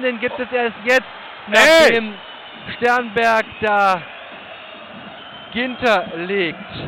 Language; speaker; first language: German; native; German